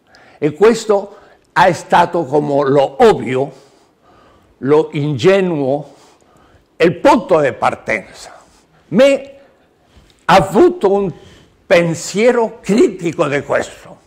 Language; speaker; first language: Italian; non-native, learner; Spanish